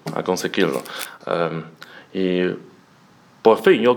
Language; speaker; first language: Spanish; non-native, learner; Chinese